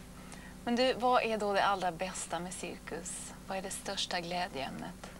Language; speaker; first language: Swedish; native; Swedish